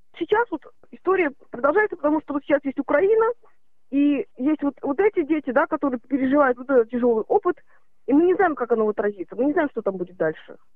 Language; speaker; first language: Russian; native; Russian